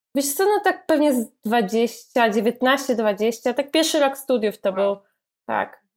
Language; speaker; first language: Polish; native; Polish